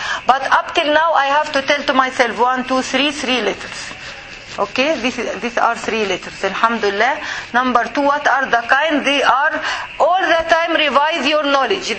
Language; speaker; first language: English; non-native, fluent; Arabic